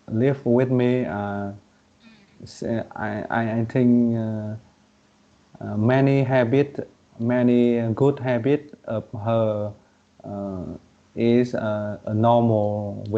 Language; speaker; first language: English; non-native, learner; Vietnamese